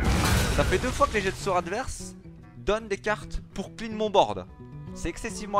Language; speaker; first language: French; native; French